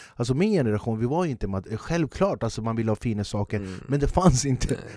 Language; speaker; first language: Swedish; native; Swedish